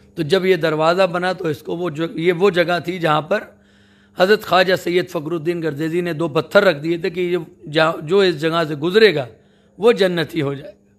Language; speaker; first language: Urdu; native; Urdu